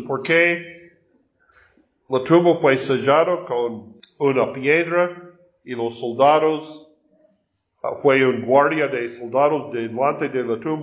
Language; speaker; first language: Spanish; non-native, learner; English